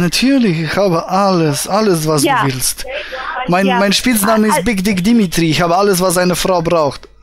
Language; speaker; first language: German; native; German